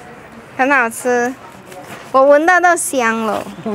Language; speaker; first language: Chinese; non-native, fluent; Indonesian